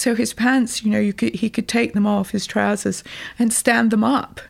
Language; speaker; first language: English; native; English